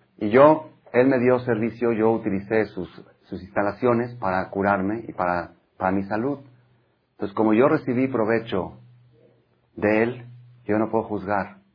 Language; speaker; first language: Spanish; non-native, fluent; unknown